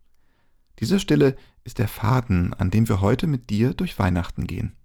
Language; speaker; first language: German; native; German